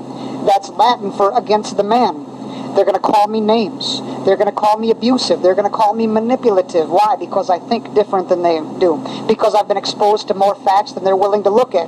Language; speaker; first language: English; native; English